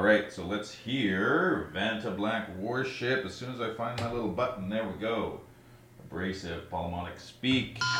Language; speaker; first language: English; early bilingual, other home language; French